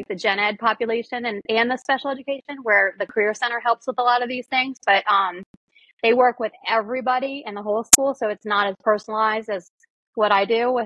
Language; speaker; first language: English; native; English